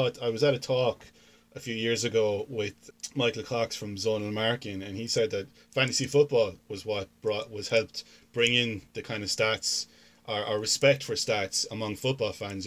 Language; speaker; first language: English; native; English